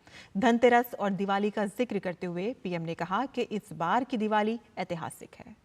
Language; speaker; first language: Hindi; native; Hindi